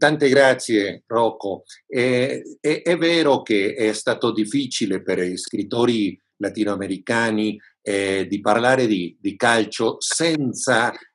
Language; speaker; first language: Italian; non-native, fluent; Spanish